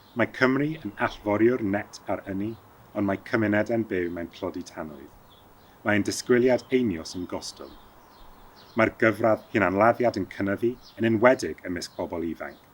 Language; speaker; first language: Welsh; early bilingual, heritage; Welsh